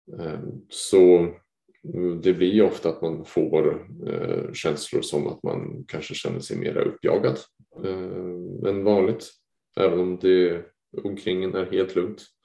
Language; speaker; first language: Swedish; native; Swedish